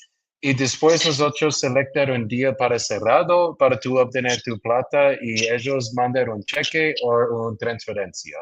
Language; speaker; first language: Spanish; non-native, learner; English